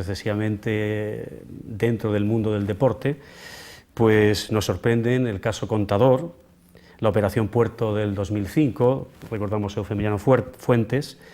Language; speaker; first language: Spanish; native; Spanish